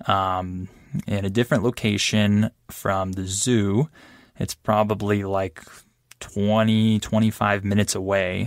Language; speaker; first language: English; native; English